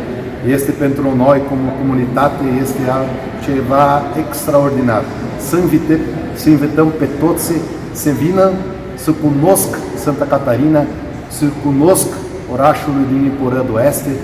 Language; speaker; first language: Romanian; early bilingual, heritage; Portuguese